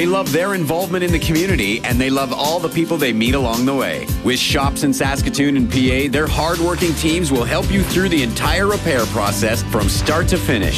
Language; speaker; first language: English; native; English